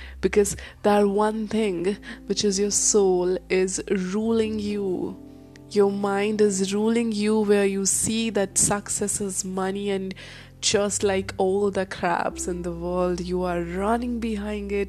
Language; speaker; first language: English; non-native, local second language; Hindi